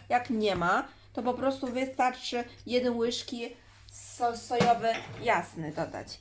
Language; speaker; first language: Polish; non-native, learner; Chinese